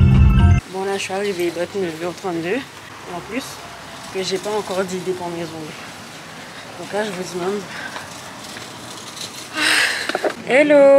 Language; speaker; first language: French; native; French